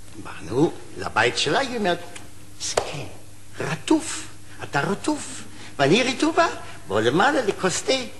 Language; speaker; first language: Hebrew; non-native, fluent; German